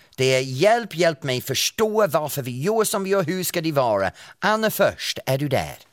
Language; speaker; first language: Swedish; non-native, fluent; English